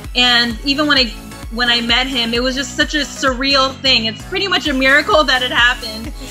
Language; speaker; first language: English; native; English